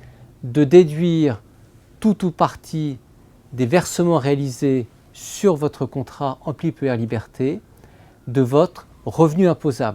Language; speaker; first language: French; native; French